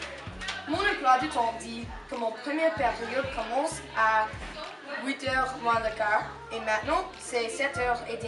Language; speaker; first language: French; non-native, learner; English